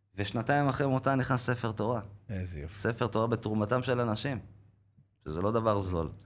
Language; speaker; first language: Hebrew; native; Hebrew